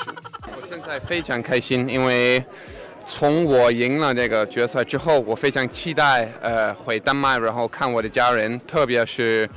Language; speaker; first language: Chinese; non-native, fluent; Danish